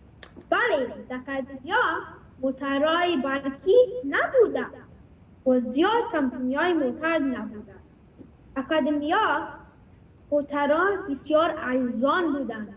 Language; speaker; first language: Persian; early bilingual, heritage; Persian